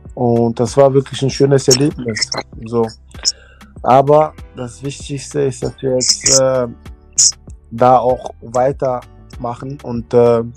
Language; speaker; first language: German; early bilingual, other home language; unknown